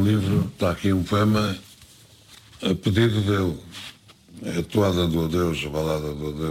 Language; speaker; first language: Portuguese; native; Portuguese